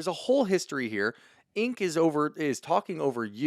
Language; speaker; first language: English; native; English